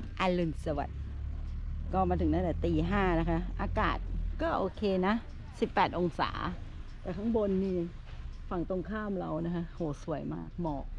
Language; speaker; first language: Thai; native; Thai